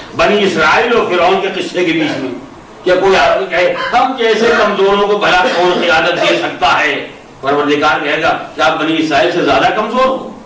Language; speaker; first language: Urdu; native; Urdu